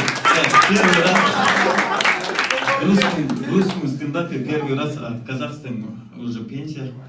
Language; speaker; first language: Russian; non-native, local second language; Kazakh